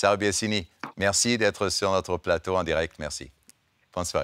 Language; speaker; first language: French; non-native, fluent; German